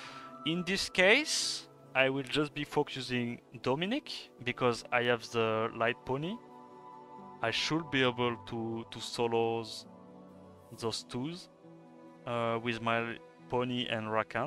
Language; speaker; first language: English; non-native, fluent; French